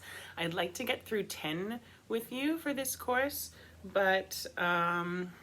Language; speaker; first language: English; native; English